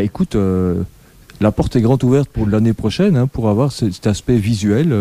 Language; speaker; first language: French; native; French